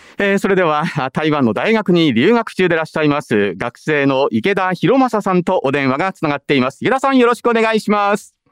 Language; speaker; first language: Japanese; native; Japanese